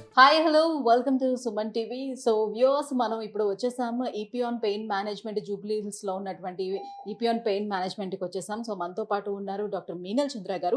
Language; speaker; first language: Telugu; native; Telugu